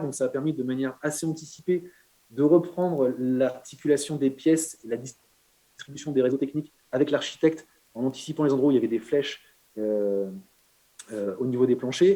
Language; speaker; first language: French; native; French